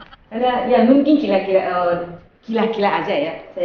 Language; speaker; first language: Indonesian; non-native, fluent; Japanese